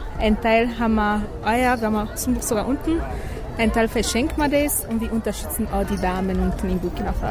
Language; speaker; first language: German; non-native, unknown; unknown